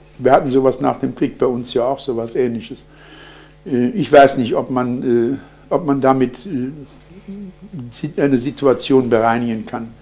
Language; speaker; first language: German; native; German